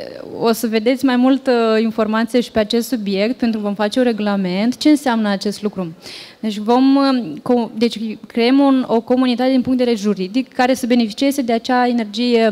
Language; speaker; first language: Romanian; native; Romanian